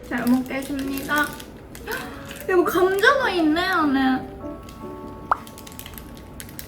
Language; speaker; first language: Korean; non-native, fluent; Japanese